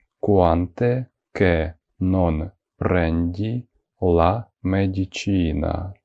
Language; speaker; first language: Italian; non-native, fluent; Ukrainian